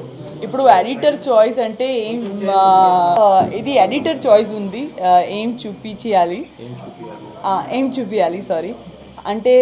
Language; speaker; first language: Telugu; non-native, learner; Gujarati